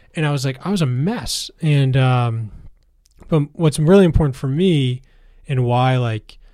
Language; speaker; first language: English; native; English